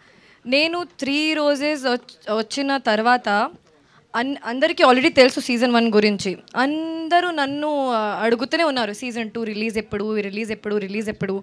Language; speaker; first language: Telugu; non-native, local second language; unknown